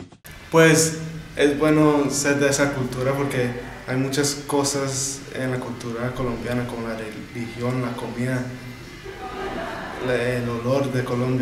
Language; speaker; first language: Spanish; early bilingual, other home language; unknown